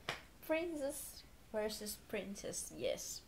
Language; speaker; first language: English; non-native, fluent; Finnish